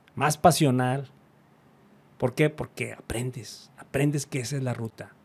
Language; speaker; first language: Spanish; native; Spanish